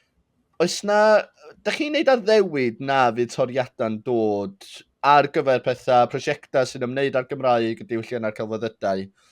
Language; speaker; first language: Welsh; native; Welsh